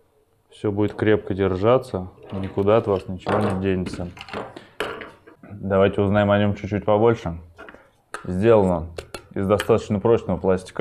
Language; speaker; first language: Russian; native; Russian